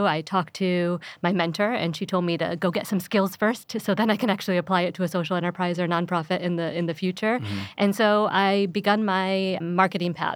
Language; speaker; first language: English; early bilingual, other home language; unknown